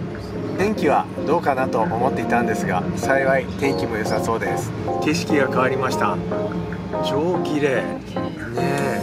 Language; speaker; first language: Japanese; native; Japanese